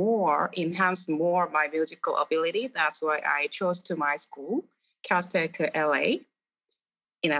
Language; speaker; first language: English; non-native, fluent; Korean